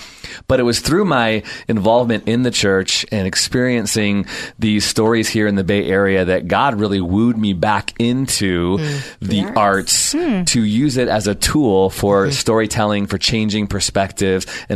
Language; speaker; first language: English; native; English